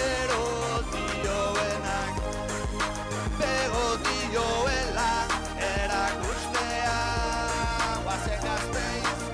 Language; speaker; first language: Basque; native; Basque